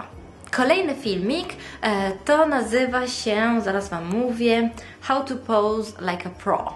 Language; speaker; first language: Polish; non-native, fluent; Italian